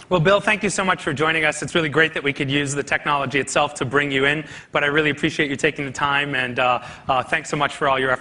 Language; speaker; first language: English; native; English